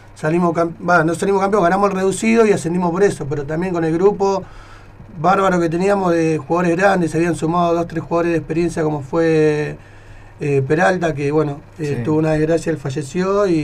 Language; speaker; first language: Spanish; native; Spanish